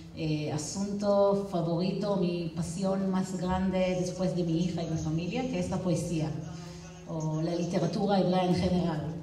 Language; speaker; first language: Spanish; non-native, fluent; Hebrew